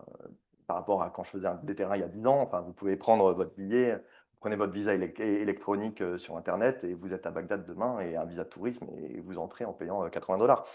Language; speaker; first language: French; native; French